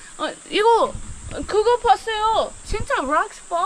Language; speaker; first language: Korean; non-native, learner; English